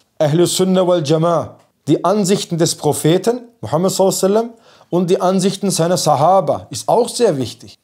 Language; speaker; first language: German; early bilingual, other home language; Turkish